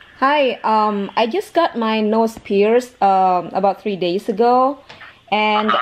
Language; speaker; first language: English; non-native, fluent; Indonesian